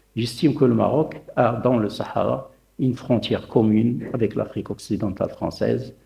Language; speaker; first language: French; non-native, local second language; Arabic